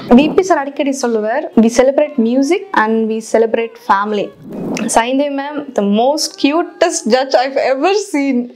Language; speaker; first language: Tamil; early bilingual, heritage; Tamil